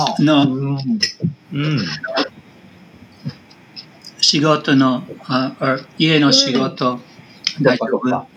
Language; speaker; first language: Japanese; non-native, learner; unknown